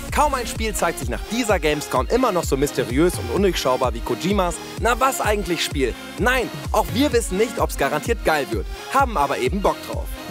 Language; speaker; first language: German; native; German